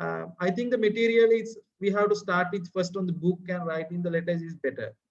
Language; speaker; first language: English; non-native, fluent; Sinhala